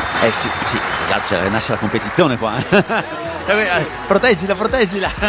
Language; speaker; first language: Italian; native; Italian